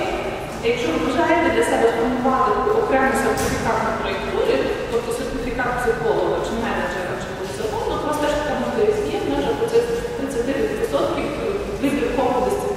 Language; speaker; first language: Ukrainian; native; Ukrainian